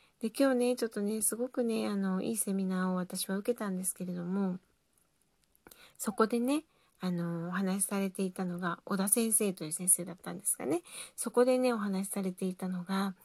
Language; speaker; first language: Japanese; native; Japanese